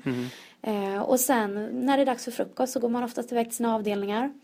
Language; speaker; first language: Swedish; native; Swedish